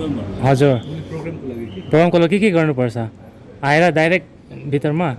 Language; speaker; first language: Nepali; non-native, learner; Karbi